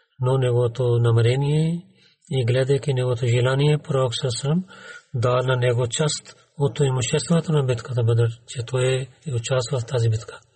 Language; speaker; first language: Bulgarian; non-native, learner; Urdu